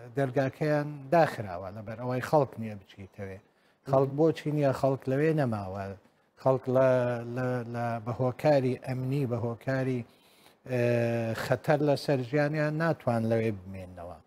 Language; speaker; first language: Central Kurdish; non-native, local second language; Assyrian Neo-Aramaic